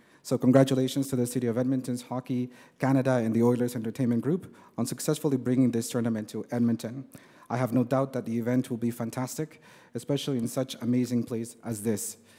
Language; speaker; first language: English; native; English